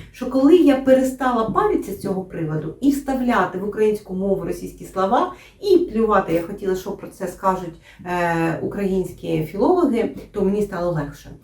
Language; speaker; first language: Ukrainian; non-native, local second language; Russian